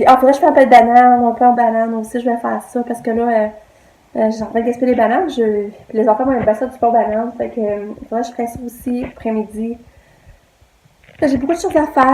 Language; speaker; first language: French; native; French